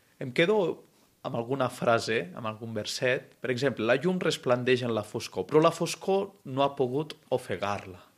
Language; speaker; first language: Catalan; native; Catalan